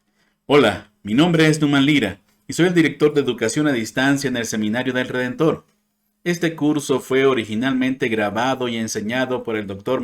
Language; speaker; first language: Spanish; non-native, fluent; English